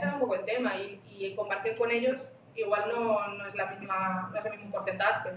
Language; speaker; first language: Spanish; native; Spanish